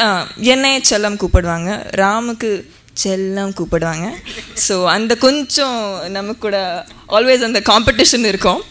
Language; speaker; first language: Tamil; non-native, fluent; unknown